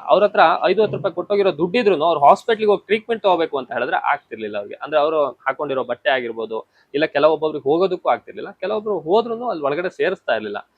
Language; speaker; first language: Kannada; native; Kannada